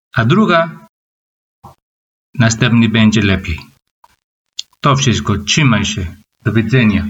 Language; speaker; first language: Polish; non-native, learner; Spanish